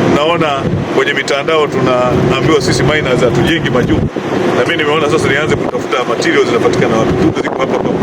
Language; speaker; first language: Swahili; native; Swahili